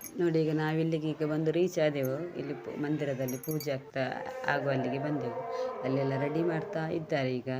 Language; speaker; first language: Kannada; non-native, local second language; Tulu